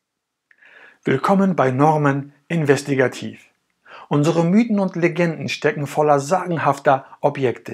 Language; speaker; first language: German; native; German